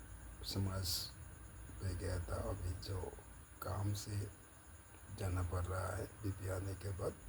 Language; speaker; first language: Hindi; non-native, local second language; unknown